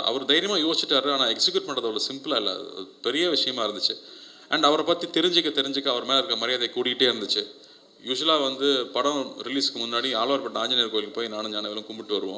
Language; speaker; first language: Tamil; native; Tamil